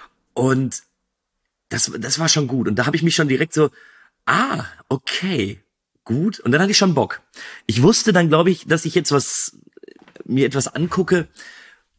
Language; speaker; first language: German; native; German